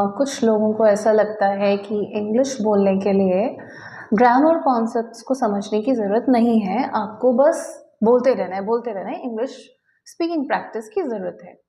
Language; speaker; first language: Hindi; native; Hindi